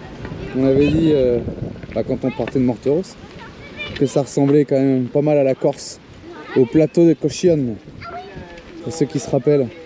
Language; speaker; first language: French; native; French